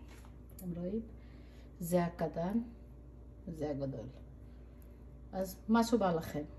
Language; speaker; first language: Hebrew; non-native, fluent; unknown